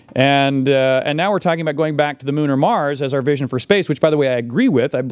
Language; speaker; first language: English; native; English